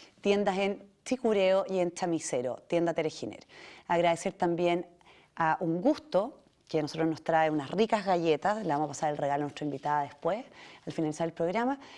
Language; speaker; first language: Spanish; native; Spanish